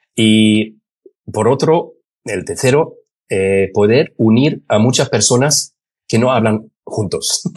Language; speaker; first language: Spanish; non-native, fluent; German